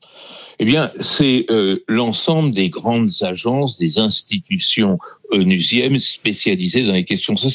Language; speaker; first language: French; native; French